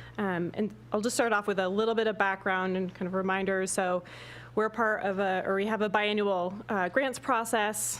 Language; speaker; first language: English; native; English